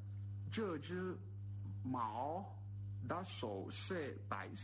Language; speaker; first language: Chinese; non-native, learner; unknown